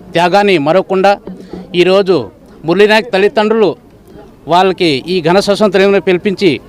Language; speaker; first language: Telugu; native; Telugu